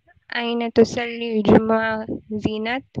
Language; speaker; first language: Arabic; non-native, learner; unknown